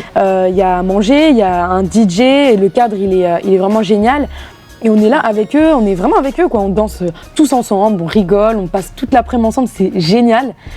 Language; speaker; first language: French; native; French